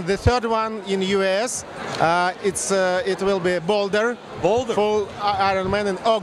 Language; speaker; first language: English; non-native, fluent; Russian